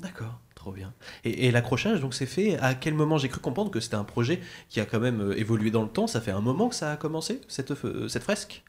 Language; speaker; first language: French; native; French